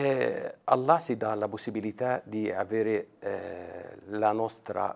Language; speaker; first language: Italian; non-native, fluent; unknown